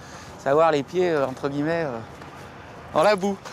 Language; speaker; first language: French; native; French